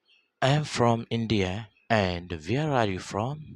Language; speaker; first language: English; non-native, local second language; Urdu